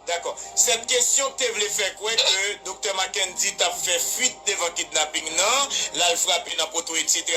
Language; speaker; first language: Haitian Creole; native; Haitian Creole